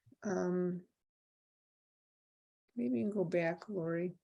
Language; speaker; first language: English; native; English